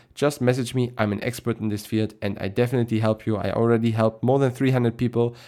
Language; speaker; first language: English; non-native, fluent; German